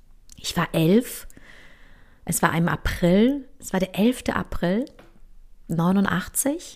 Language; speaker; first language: German; early bilingual, other home language; Polish